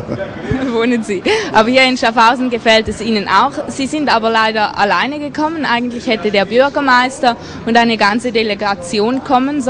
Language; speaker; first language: German; native; German